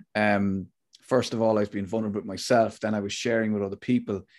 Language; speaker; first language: English; native; English